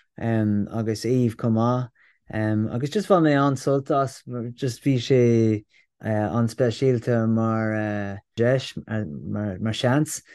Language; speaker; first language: Irish; non-native, local second language; English